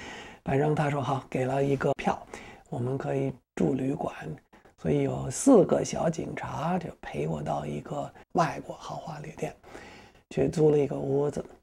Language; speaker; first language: Chinese; non-native, fluent; English